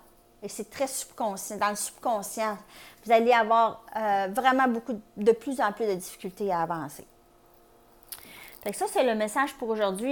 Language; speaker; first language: French; native; French